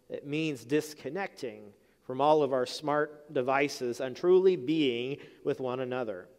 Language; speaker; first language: English; native; English